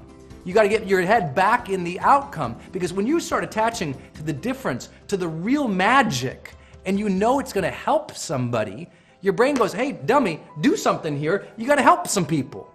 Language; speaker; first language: English; native; English